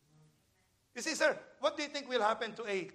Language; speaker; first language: English; non-native, local second language; Filipino